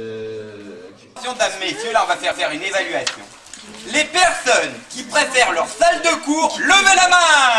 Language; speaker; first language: French; native; French